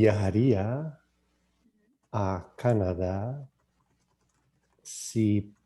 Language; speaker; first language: Spanish; non-native, learner; English